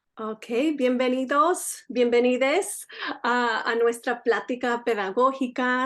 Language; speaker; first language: Spanish; early bilingual, heritage; Spanish